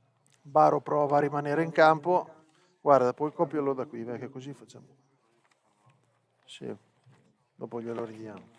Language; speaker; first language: Italian; native; Italian